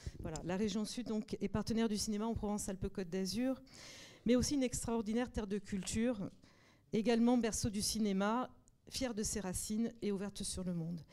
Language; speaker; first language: French; native; French